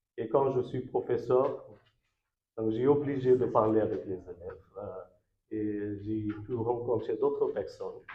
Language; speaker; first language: French; non-native, fluent; Bangla